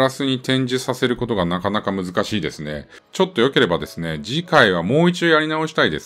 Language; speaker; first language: Japanese; native; Japanese